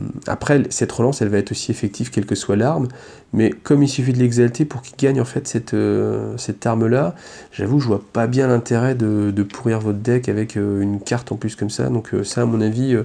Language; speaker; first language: French; native; French